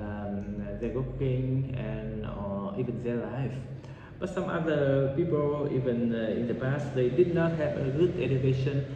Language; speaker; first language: English; non-native, learner; Vietnamese